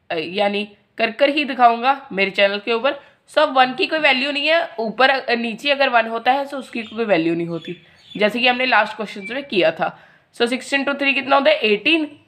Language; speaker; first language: Hindi; non-native, local second language; Punjabi